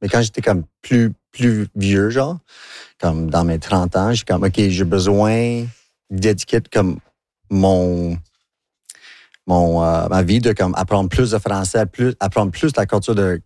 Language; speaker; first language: French; non-native, local second language; English